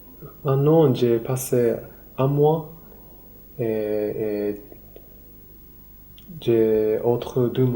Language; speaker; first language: French; non-native, learner; Japanese